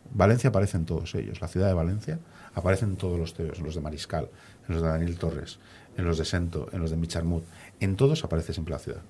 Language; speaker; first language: Spanish; native; Spanish